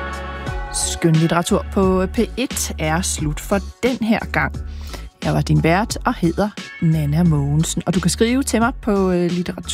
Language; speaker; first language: Danish; native; Danish